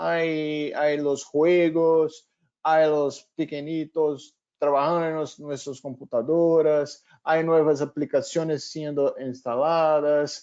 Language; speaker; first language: Spanish; non-native, fluent; Portuguese